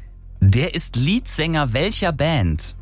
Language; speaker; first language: German; native; German